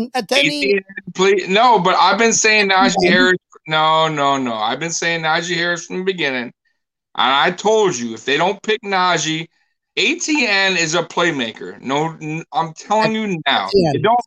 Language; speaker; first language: English; native; English